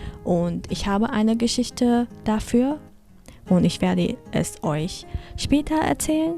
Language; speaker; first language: German; early bilingual, heritage; German